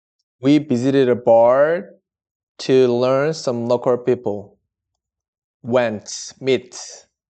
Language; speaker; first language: English; non-native, learner; Korean